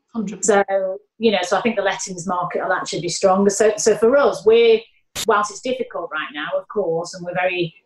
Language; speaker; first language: English; native; English